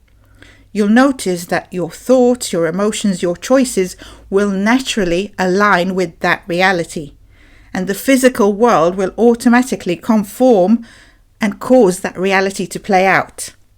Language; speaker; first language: English; native; English